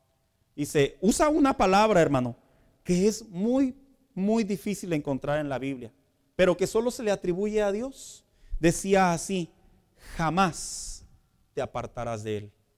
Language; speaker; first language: Spanish; native; Spanish